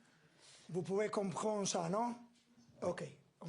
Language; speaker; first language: French; non-native, fluent; Spanish